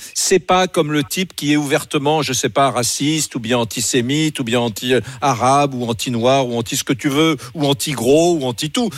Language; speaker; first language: French; native; French